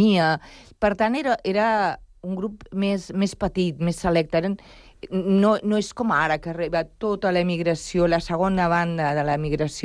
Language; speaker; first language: Catalan; early bilingual, other home language; Spanish